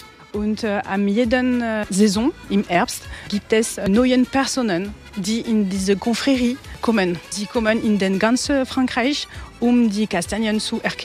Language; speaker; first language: German; non-native, learner; French